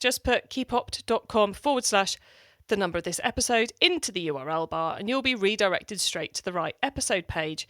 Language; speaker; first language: English; native; English